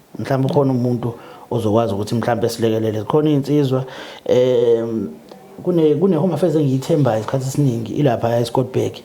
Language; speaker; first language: Zulu; native; Zulu